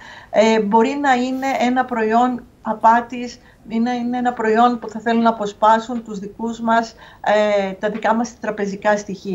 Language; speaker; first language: Greek; native; Greek